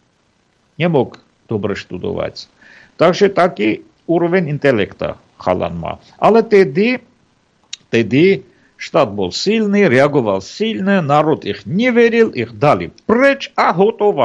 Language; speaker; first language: Slovak; non-native, fluent; Armenian